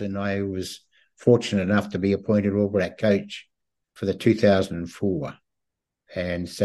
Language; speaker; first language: English; native; English